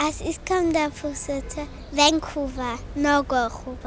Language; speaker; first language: Bulgarian; early bilingual, heritage; Bulgarian